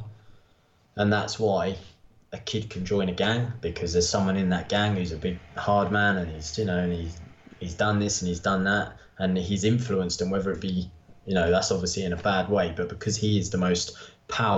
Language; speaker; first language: English; native; English